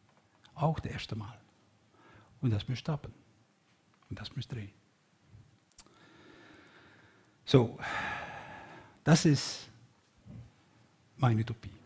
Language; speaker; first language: German; non-native, learner; Dutch